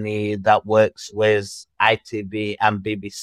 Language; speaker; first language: English; native; English